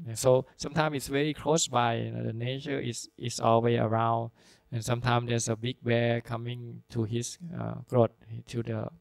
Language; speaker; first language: English; non-native, fluent; Thai